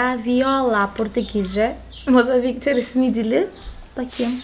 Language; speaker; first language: Portuguese; native; Portuguese